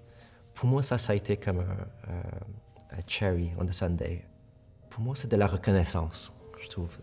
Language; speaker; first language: French; early bilingual, other home language; Korean